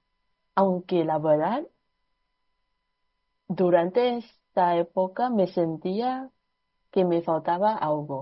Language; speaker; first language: Spanish; non-native, fluent; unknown